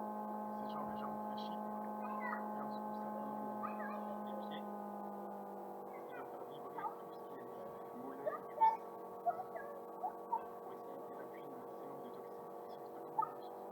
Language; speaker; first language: French; native; French